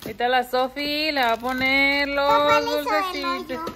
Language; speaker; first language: Spanish; native; Spanish